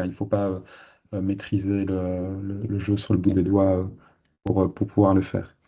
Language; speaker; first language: French; native; French